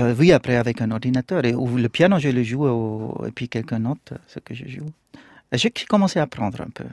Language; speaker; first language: French; non-native, local second language; Swiss German